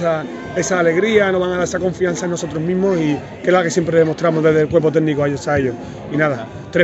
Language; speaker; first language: Spanish; native; Spanish